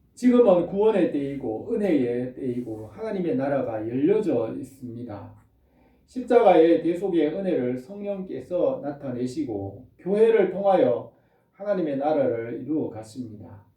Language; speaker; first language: Korean; native; Korean